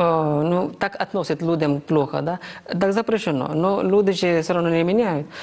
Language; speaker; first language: Russian; non-native, fluent; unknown